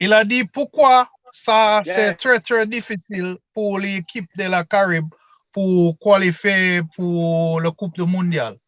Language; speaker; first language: French; non-native, learner; English